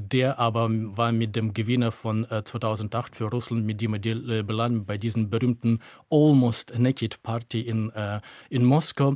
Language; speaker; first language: German; native; German